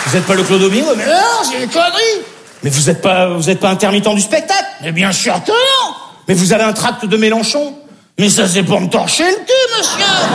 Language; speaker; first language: French; native; French